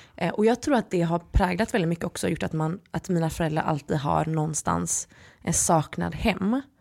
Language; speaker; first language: Swedish; early bilingual, other home language; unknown